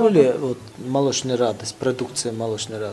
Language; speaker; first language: Russian; non-native, local second language; Tajik